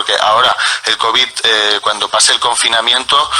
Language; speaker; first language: Spanish; non-native, local second language; Catalan